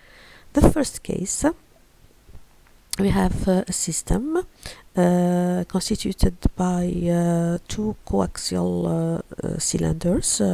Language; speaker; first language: English; non-native, fluent; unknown